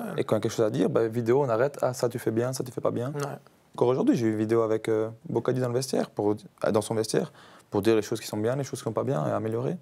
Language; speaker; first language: French; native; French